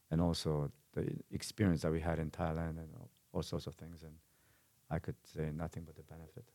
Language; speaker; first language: English; non-native, fluent; Korean